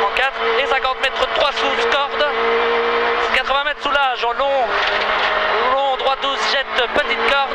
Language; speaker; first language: French; native; French